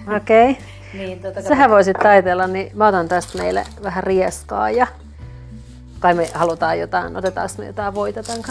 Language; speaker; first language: Finnish; native; Finnish